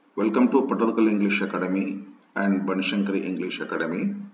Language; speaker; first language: English; non-native, local second language; Kannada